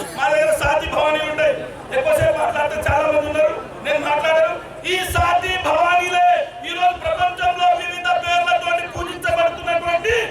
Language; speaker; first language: Telugu; non-native, local second language; Lambadi